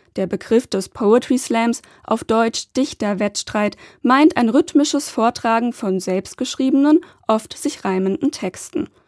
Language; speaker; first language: German; native; German